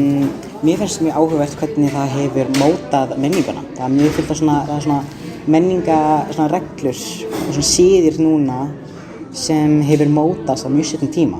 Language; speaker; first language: Icelandic; non-native, fluent; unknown